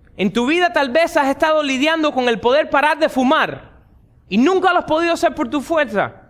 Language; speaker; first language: Spanish; early bilingual, heritage; Spanish